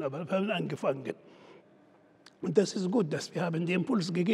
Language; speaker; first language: German; non-native, fluent; Arabic